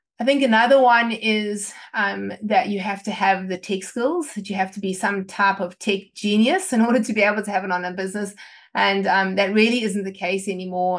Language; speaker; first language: English; native; English